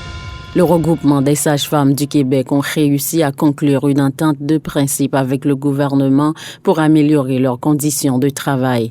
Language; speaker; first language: French; native; French